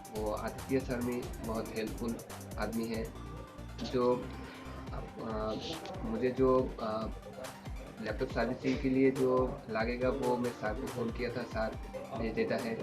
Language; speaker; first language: Hindi; non-native, learner; Bangla